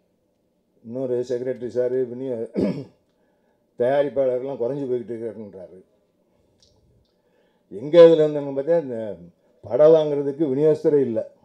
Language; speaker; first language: Tamil; native; Tamil